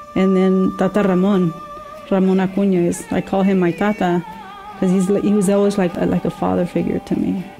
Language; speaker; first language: English; early bilingual, other home language; Spanish